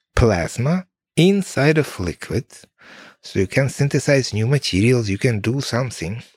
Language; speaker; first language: English; non-native, fluent; Ukrainian